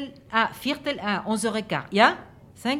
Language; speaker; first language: German; non-native, learner; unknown